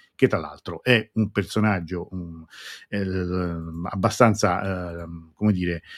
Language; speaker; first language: Italian; native; Italian